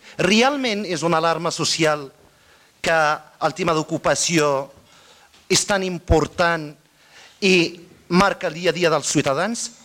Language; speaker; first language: Catalan; non-native, fluent; Arabic